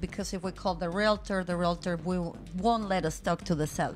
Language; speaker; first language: English; non-native, fluent; Spanish